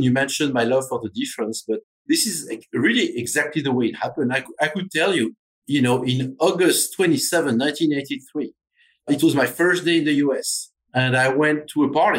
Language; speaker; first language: English; non-native, fluent; French